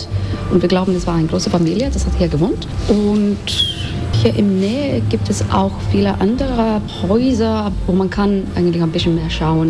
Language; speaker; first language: German; non-native, learner; Icelandic